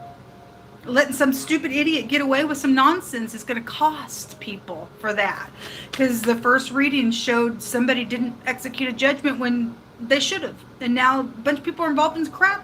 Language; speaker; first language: English; native; English